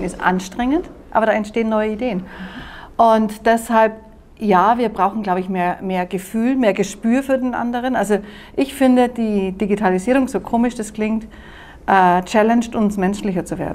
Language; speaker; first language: German; native; German